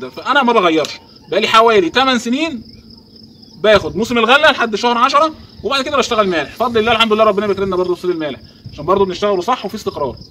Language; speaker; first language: Arabic; native; Arabic